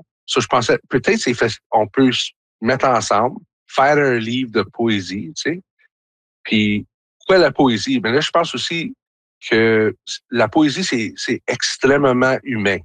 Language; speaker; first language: French; native; French